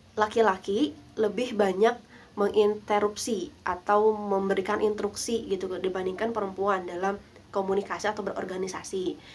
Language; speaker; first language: Indonesian; non-native, local second language; Sundanese